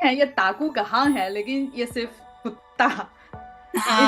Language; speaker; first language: Hindi; non-native, learner; Chinese